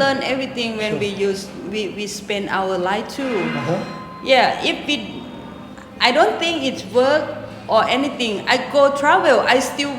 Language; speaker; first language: English; non-native, local second language; Thai